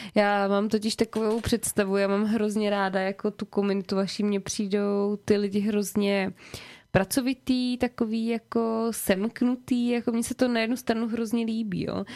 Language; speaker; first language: Czech; native; Czech